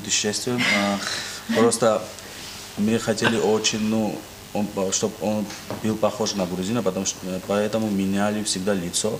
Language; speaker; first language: Russian; non-native, learner; Georgian